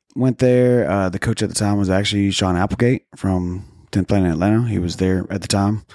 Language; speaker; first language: English; native; English